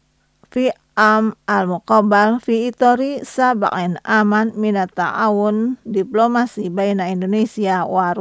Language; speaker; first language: Arabic; non-native, fluent; Indonesian